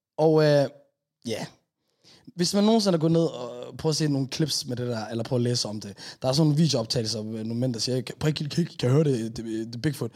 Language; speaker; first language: Danish; native; Danish